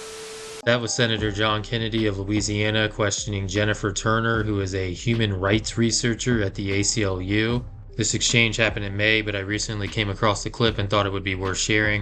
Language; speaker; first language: English; native; English